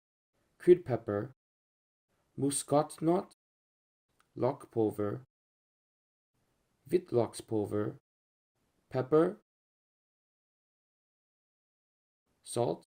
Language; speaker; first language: Swedish; non-native, learner; English